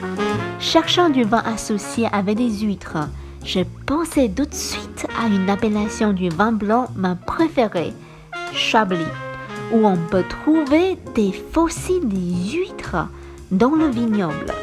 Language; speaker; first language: French; non-native, fluent; Chinese